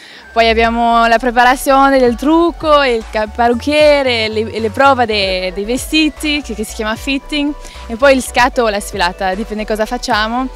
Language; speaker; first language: Italian; non-native, fluent; Swedish